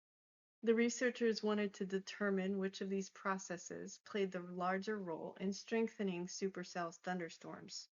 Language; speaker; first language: English; native; English